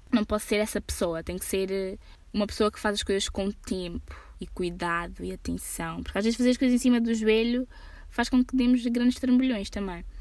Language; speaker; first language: Portuguese; early bilingual, heritage; Portuguese